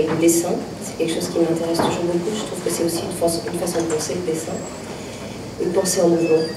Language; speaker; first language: French; native; French